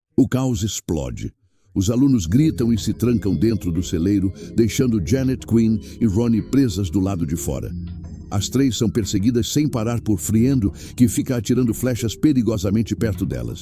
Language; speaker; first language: Portuguese; native; Portuguese